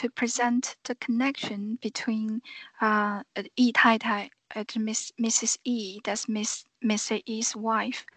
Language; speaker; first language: English; non-native, fluent; Chinese